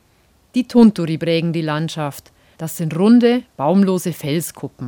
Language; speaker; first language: German; native; German